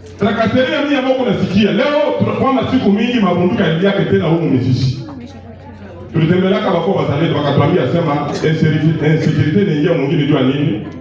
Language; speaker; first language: Swahili; native; Swahili